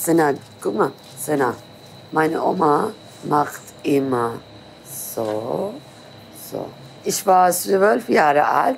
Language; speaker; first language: German; non-native, learner; Turkish